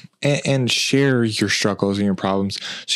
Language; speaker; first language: English; native; English